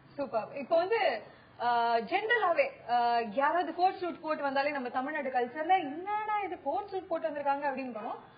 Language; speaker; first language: Tamil; native; Tamil